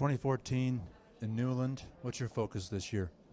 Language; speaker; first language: English; native; English